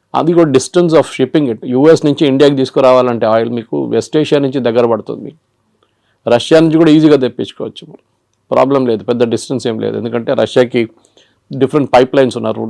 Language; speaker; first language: Telugu; non-native, local second language; Malayalam